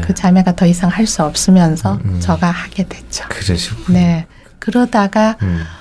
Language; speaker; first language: Korean; native; Korean